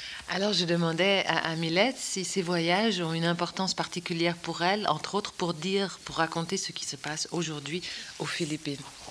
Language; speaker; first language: French; native; French